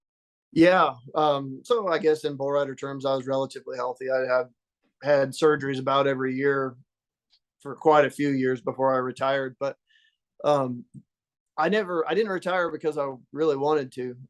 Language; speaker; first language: English; native; English